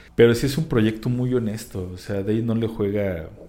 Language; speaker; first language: Spanish; native; Spanish